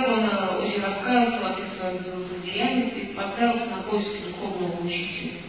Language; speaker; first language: Russian; native; Russian